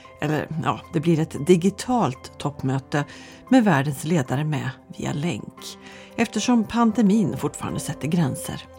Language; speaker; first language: Swedish; native; Swedish